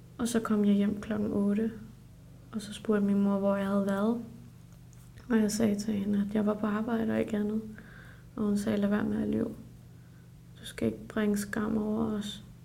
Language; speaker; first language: Danish; early bilingual, other home language; Urdu